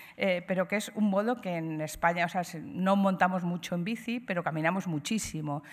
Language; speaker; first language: Spanish; native; Spanish